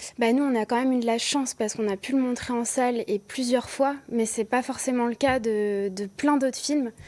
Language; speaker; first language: French; native; French